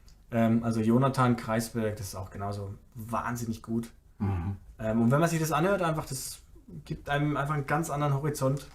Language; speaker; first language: German; native; German